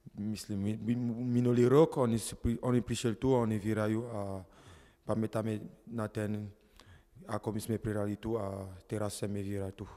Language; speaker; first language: Slovak; non-native, learner; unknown